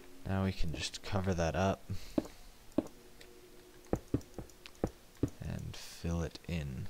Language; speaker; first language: English; native; English